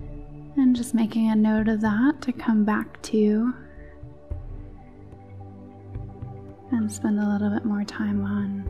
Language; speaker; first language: English; native; English